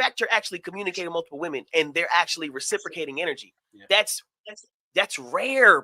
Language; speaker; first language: English; native; English